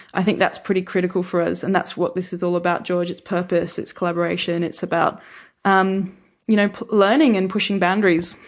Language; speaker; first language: English; native; English